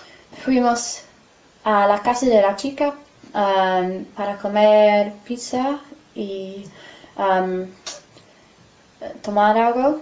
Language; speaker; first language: Spanish; non-native, learner; English